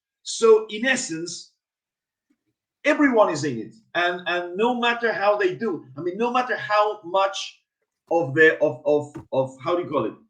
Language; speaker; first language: English; non-native, fluent; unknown